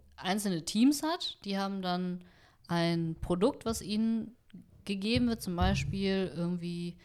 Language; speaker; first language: German; early bilingual, other home language; Vietnamese